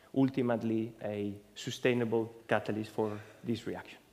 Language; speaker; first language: English; non-native, fluent; Spanish